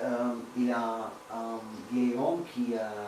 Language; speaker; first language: French; non-native, learner; English